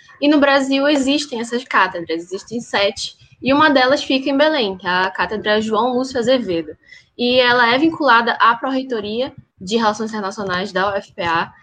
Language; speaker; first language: Portuguese; native; Portuguese